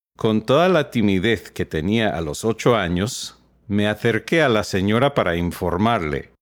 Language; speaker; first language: Spanish; non-native, fluent; English